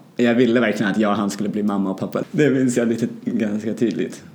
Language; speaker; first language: Swedish; early bilingual, other home language; Amharic